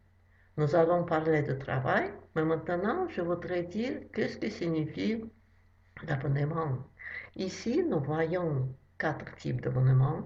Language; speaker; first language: French; non-native, fluent; Russian